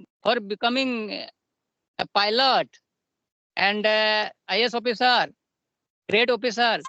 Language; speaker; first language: English; non-native, learner; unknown